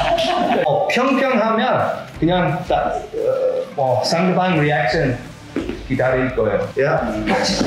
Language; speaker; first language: Korean; non-native, learner; English